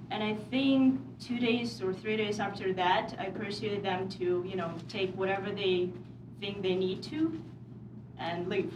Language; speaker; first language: English; non-native, fluent; Ukrainian